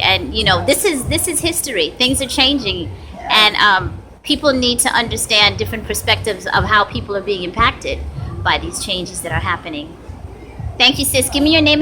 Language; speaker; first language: English; native; English